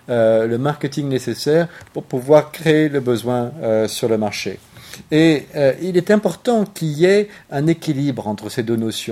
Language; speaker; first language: French; native; French